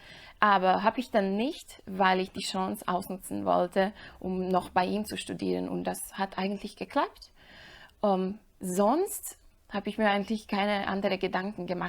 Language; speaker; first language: German; non-native, fluent; Slovak